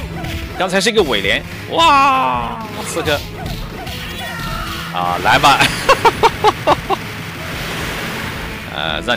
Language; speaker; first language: Chinese; native; Chinese